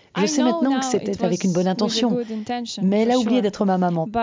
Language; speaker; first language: French; non-native, fluent; Ukrainian